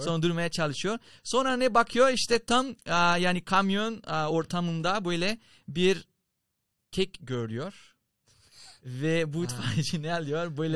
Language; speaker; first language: Turkish; non-native, fluent; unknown